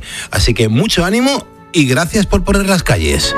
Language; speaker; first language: Spanish; native; Spanish